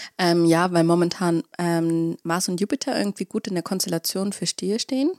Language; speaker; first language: German; early bilingual, other home language; Russian